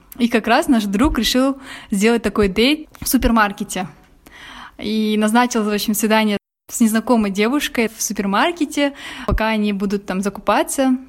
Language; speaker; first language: Russian; native; Russian